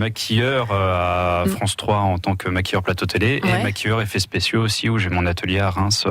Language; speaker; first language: French; native; French